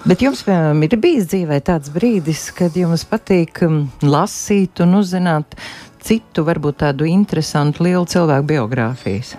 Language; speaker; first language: Latvian; native; Latvian